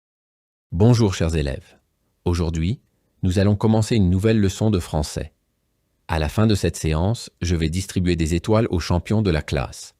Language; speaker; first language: French; non-native, local second language; Arabic